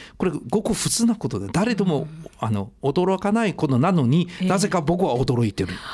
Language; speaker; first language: Japanese; non-native, fluent; Chinese